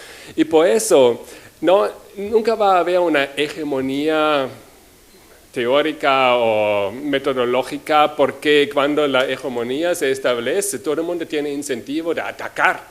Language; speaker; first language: Spanish; non-native, fluent; German